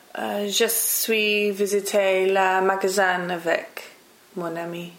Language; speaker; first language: French; non-native, learner; English